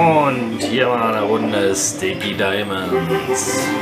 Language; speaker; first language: German; native; German